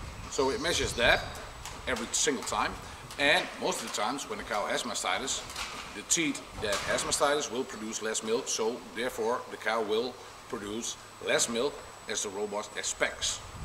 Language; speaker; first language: English; non-native, fluent; Dutch